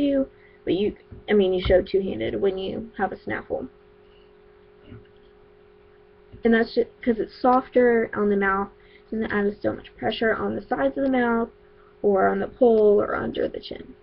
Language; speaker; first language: English; native; English